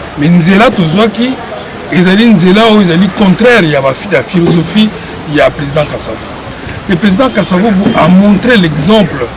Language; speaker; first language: Lingala; non-native, local second language; Kongo